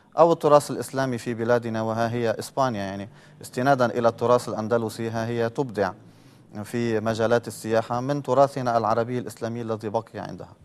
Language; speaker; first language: Arabic; native; Arabic